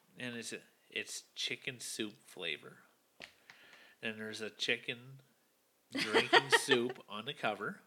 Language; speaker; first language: English; native; English